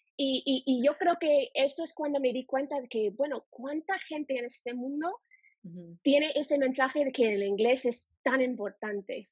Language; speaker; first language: Spanish; non-native, fluent; English